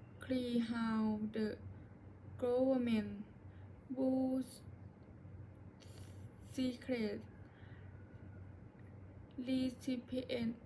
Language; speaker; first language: English; non-native, learner; Thai